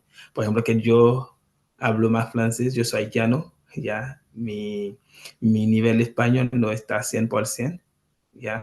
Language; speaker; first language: Spanish; non-native, learner; Haitian Creole